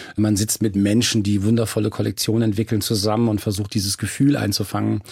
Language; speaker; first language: German; native; German